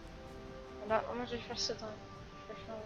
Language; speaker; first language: French; native; French